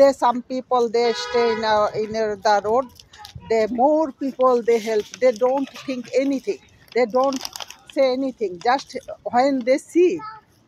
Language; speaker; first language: English; non-native, learner; Bangla